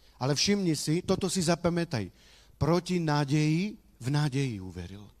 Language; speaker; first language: Slovak; non-native, local second language; Romany